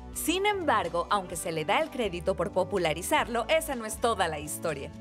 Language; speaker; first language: Spanish; native; Spanish